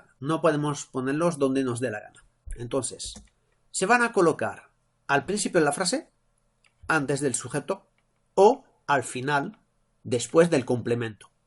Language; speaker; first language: Spanish; non-native, fluent; French